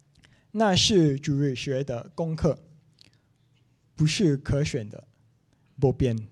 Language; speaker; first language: Chinese; non-native, local second language; English